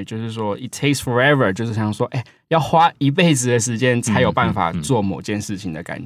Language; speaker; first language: Chinese; native; Chinese